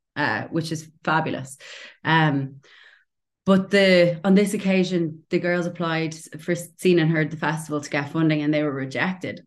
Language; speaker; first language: English; native; English